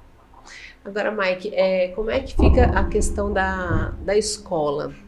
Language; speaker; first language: Portuguese; native; Portuguese